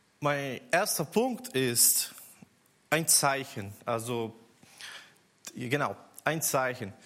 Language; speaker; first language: German; non-native, learner; Portuguese